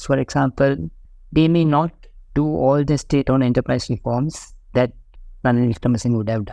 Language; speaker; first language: English; non-native, local second language; Sinhala